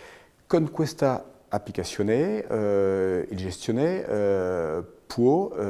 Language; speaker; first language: Italian; non-native, fluent; French